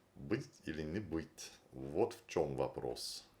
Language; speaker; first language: Russian; non-native, learner; English